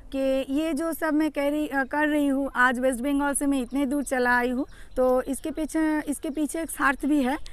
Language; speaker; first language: Hindi; non-native, local second language; Bangla